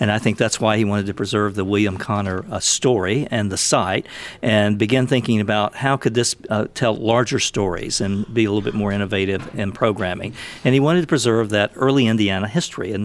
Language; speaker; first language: English; native; English